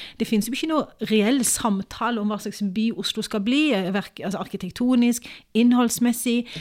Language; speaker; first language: Norwegian; early bilingual, other home language; Urdu